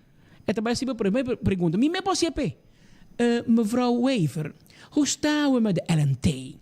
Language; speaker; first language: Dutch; non-native, local second language; Papiamento